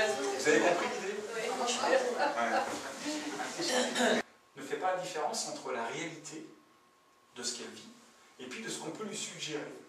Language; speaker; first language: French; native; French